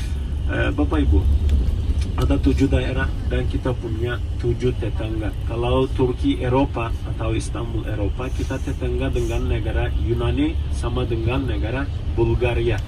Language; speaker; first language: Indonesian; non-native, fluent; Turkish